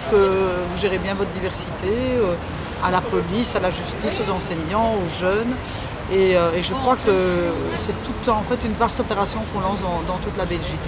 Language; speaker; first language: French; native; French